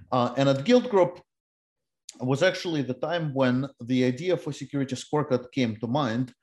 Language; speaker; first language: English; non-native, fluent; Russian